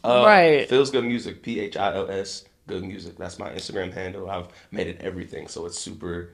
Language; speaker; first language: English; native; English